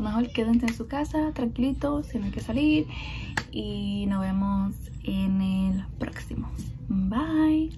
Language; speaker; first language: Spanish; early bilingual, heritage; Spanish